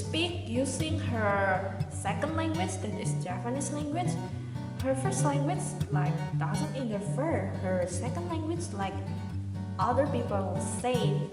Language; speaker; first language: English; non-native, learner; Indonesian